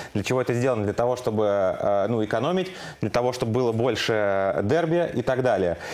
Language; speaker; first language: Russian; native; Russian